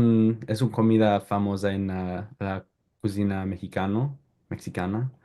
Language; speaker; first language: Spanish; non-native, learner; English